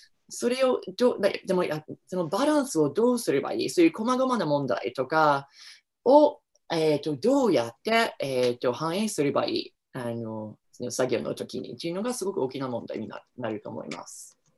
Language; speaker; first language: Japanese; non-native, fluent; English